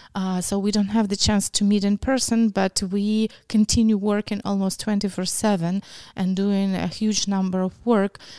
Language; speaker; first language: English; non-native, fluent; Ukrainian